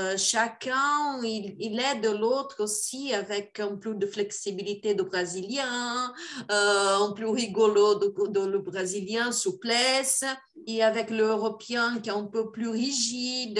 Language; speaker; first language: French; non-native, fluent; Portuguese